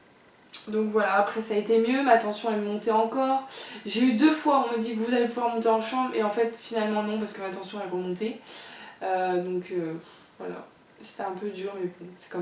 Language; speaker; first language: French; native; French